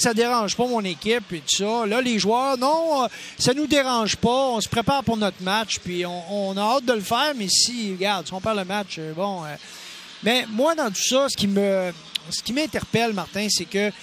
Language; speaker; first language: French; native; French